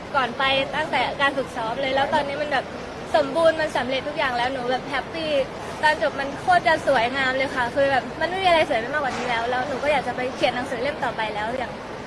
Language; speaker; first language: Thai; native; Thai